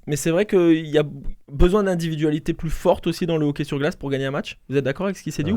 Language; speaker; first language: French; native; French